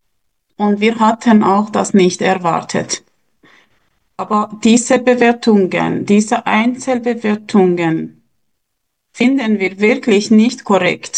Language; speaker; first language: German; non-native, fluent; Persian